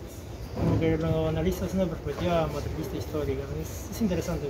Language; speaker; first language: Spanish; native; Spanish